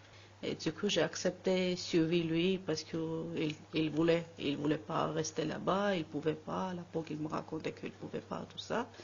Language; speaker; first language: French; non-native, learner; Armenian